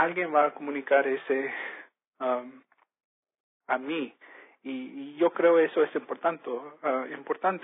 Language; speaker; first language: Spanish; early bilingual, heritage; Spanish